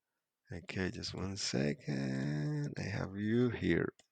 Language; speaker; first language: English; non-native, fluent; Spanish